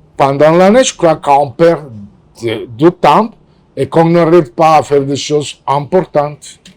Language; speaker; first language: French; non-native, fluent; Spanish